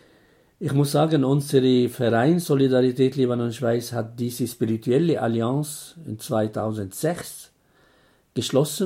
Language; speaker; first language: German; non-native, fluent; Arabic